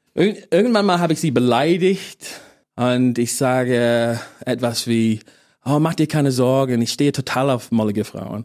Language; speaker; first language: German; non-native, fluent; English